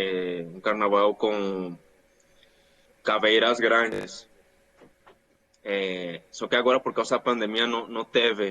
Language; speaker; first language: Portuguese; non-native, fluent; Spanish